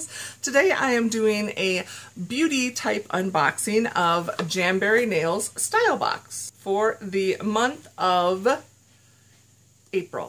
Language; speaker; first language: English; native; English